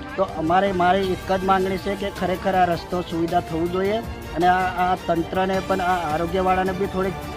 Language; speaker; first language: Gujarati; non-native, local second language; Rathawi